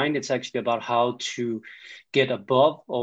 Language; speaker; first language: English; non-native, fluent; Danish